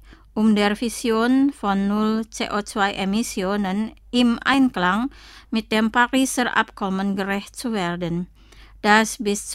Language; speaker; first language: German; non-native, fluent; Indonesian